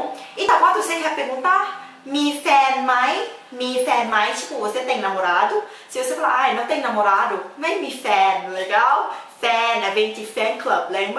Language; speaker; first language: Portuguese; non-native, learner; Thai